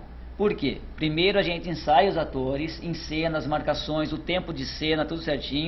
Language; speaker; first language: Portuguese; native; Portuguese